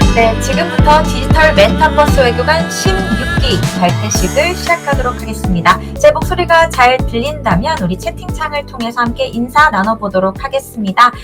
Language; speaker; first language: Korean; native; Korean